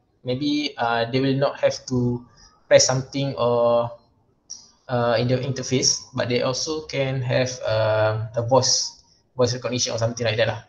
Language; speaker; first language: English; non-native, local second language; Malay